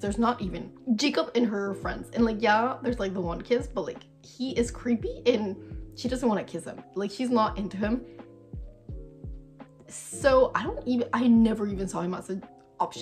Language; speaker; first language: English; native; English